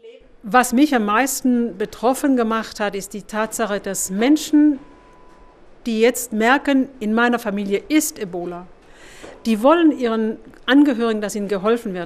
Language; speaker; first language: German; native; German